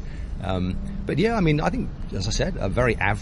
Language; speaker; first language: English; native; English